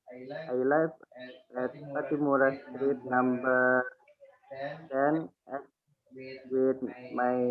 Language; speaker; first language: English; non-native, learner; Indonesian